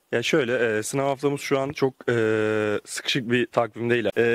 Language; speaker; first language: Turkish; native; Turkish